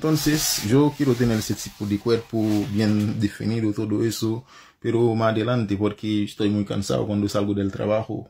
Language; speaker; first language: Spanish; non-native, fluent; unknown